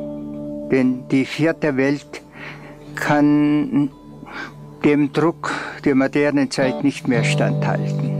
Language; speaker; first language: German; non-native, fluent; Tuvinian